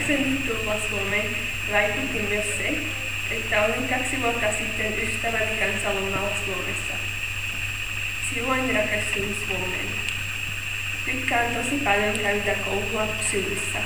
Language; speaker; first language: Finnish; non-native, fluent; Slovak